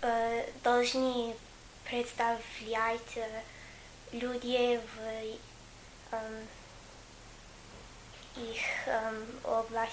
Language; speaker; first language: Russian; non-native, learner; English